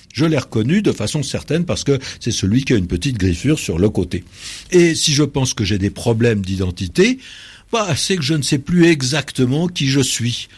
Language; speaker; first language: French; native; French